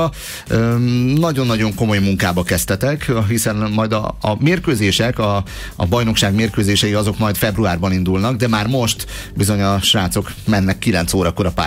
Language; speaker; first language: Hungarian; native; Hungarian